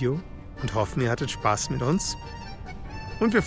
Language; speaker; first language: German; native; German